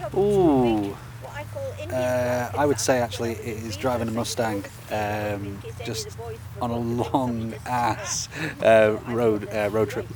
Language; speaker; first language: English; native; English